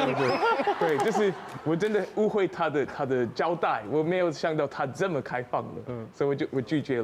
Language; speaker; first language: Chinese; non-native, fluent; English